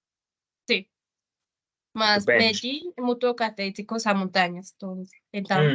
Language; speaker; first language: Portuguese; non-native, learner; Spanish